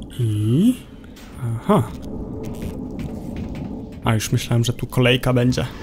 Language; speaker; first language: Polish; native; Polish